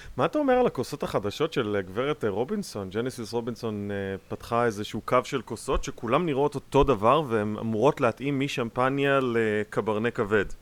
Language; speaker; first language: Hebrew; native; Hebrew